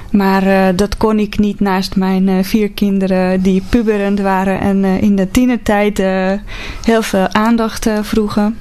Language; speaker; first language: Dutch; non-native, fluent; Hungarian